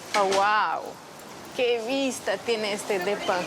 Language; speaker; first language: Spanish; non-native, fluent; French